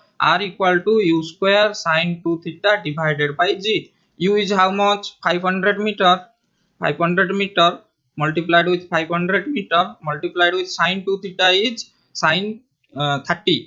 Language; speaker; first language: English; non-native, local second language; Hindi